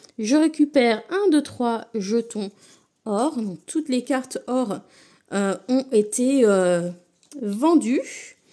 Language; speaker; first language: French; native; French